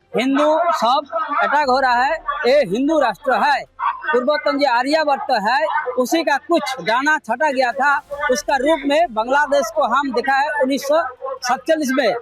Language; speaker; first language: Hindi; non-native, local second language; Bangla